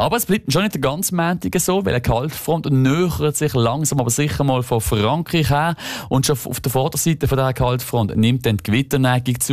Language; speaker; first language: German; native; German